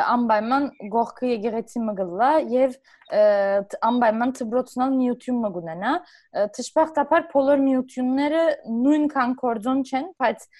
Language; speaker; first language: Armenian; early bilingual, heritage; Armenian